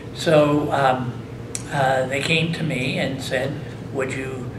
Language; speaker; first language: English; native; English